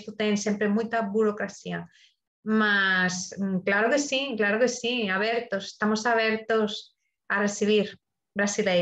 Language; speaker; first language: Portuguese; non-native, learner; Spanish